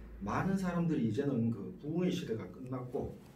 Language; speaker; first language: Korean; native; Korean